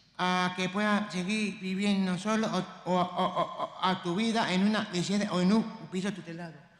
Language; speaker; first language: Spanish; native; Spanish